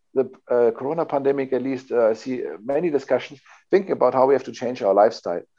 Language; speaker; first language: English; non-native, fluent; German